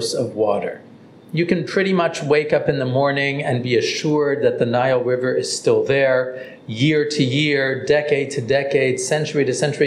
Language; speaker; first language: English; native; English